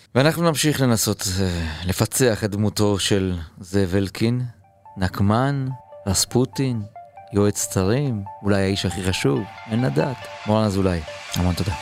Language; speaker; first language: Hebrew; native; Hebrew